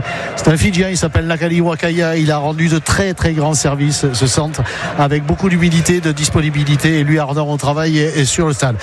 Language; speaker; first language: French; native; French